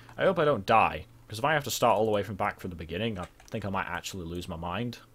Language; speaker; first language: English; native; English